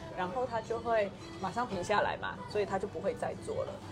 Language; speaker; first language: Chinese; native; Chinese